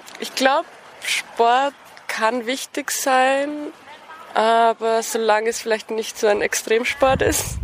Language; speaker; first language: German; native; German